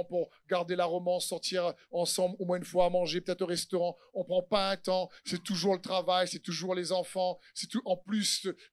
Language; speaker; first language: French; native; French